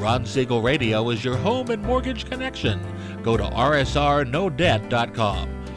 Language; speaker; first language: English; native; English